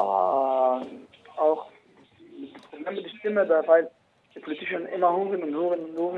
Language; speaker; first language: German; non-native, learner; Arabic